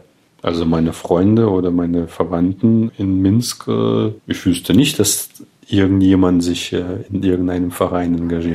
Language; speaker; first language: German; non-native, fluent; Russian